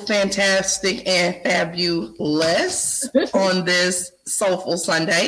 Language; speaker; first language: English; native; English